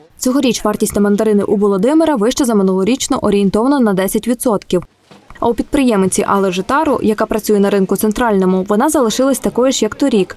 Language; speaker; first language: Ukrainian; native; Ukrainian